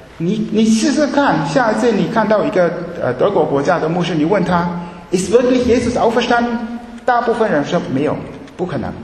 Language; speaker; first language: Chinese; early bilingual, heritage; Chinese